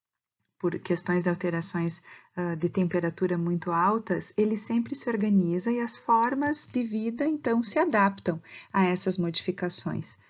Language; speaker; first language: Portuguese; native; Portuguese